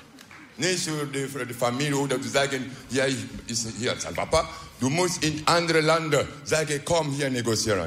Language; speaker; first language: Dutch; non-native, learner; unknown